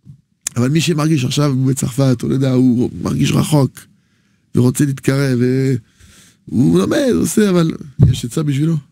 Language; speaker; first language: Hebrew; non-native, fluent; French